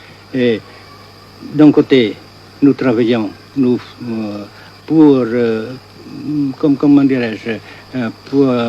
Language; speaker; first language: French; non-native, fluent; Vietnamese